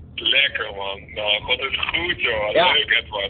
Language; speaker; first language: Dutch; early bilingual, other home language; Indonesian